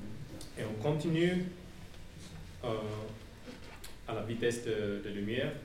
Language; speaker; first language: French; non-native, learner; Finnish